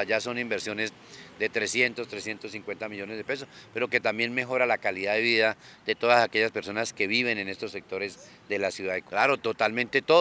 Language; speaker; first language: Spanish; native; Spanish